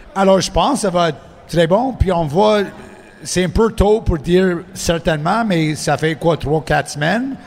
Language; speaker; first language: French; non-native, fluent; English